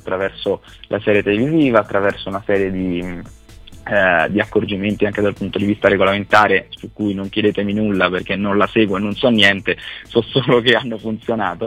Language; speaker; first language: Italian; native; Italian